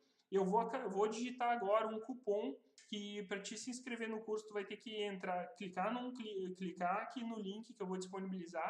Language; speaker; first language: Portuguese; native; Portuguese